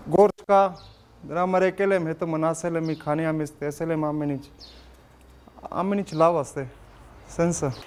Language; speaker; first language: Armenian; non-native, learner; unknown